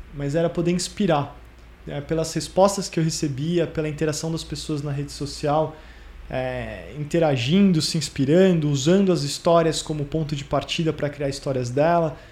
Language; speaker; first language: Portuguese; native; Portuguese